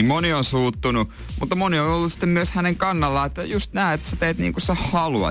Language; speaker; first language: Finnish; native; Finnish